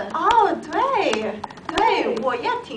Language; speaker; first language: Chinese; non-native, learner; English